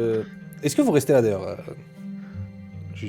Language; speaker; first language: French; native; French